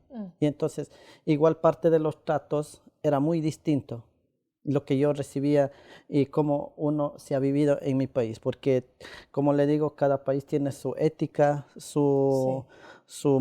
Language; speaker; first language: Spanish; non-native, local second language; Quechua